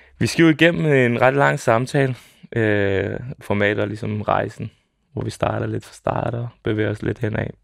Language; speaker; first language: Danish; early bilingual, other home language; Serbian